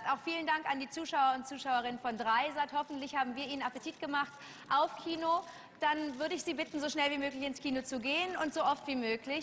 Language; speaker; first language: German; native; German